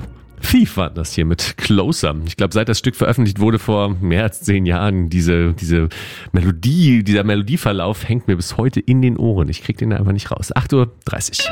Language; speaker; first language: German; native; German